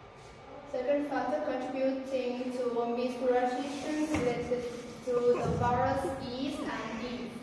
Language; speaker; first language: English; non-native, learner; Vietnamese